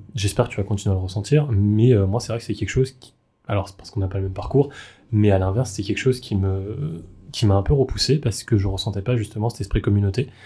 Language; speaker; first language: French; native; French